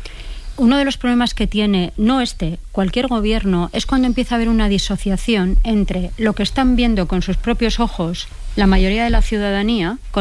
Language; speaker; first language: Spanish; native; Spanish